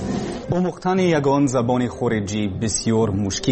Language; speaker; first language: Persian; non-native, learner; English